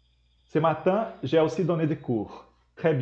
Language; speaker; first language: French; non-native, fluent; Portuguese